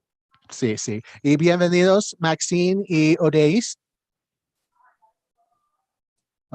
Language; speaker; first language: Spanish; non-native, learner; English